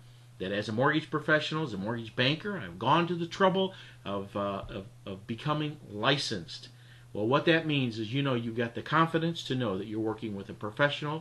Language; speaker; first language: English; native; English